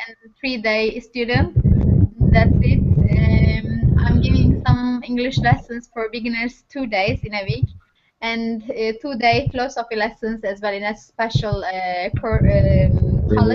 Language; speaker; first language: English; non-native, learner; Turkish